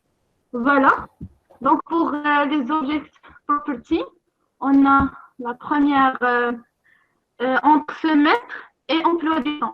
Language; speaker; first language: French; non-native, local second language; Arabic